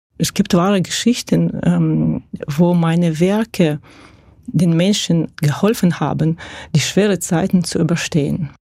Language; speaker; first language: German; non-native, fluent; Russian